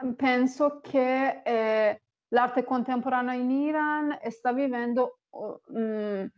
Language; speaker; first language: Italian; non-native, fluent; Persian